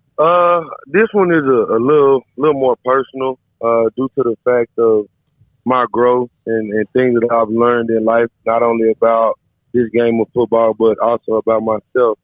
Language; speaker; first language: English; native; English